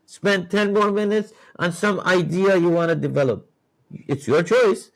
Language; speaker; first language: English; non-native, fluent; Persian